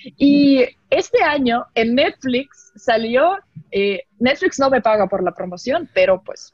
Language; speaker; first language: Spanish; non-native, fluent; Russian